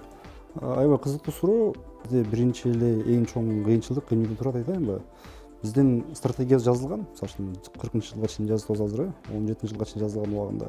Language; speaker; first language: Kyrgyz; native; Kyrgyz